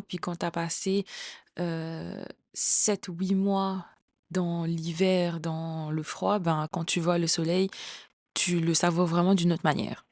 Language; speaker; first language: French; native; French